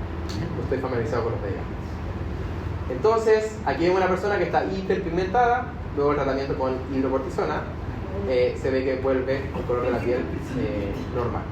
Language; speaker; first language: Spanish; native; Spanish